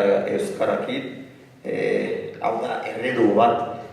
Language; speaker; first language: Basque; non-native, learner; Arabic